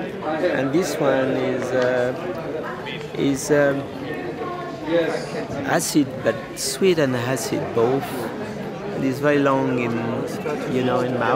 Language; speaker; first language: English; non-native, learner; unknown